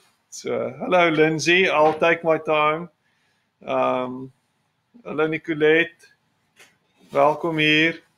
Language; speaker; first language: English; non-native, local second language; Afrikaans